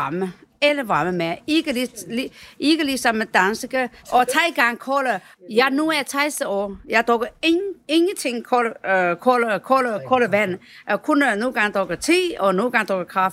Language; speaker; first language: Danish; non-native, learner; Chinese